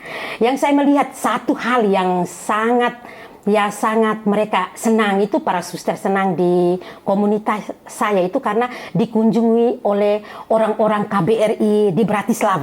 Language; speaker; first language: Indonesian; non-native, fluent; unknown